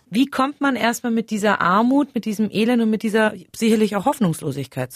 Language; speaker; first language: German; native; German